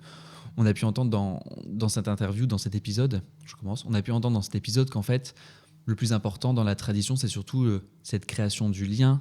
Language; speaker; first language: French; native; French